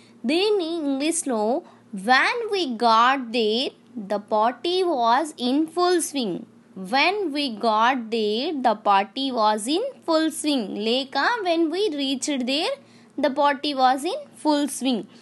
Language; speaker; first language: English; non-native, local second language; Telugu